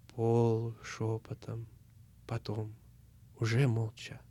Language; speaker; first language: Russian; early bilingual, heritage; Russian